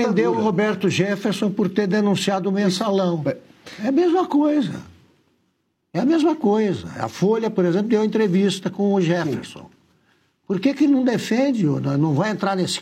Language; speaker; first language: Portuguese; native; Portuguese